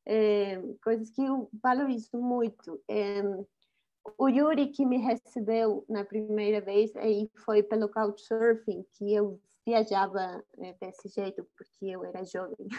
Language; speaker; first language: Portuguese; non-native, fluent; Spanish